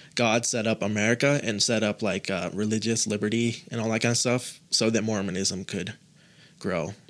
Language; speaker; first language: English; native; English